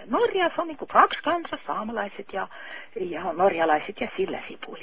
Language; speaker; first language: Finnish; non-native, fluent; Norwegian